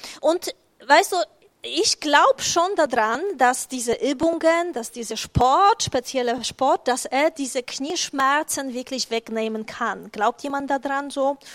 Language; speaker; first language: German; non-native, fluent; Polish